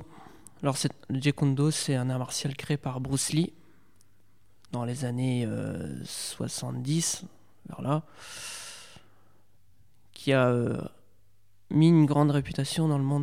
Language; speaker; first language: French; native; French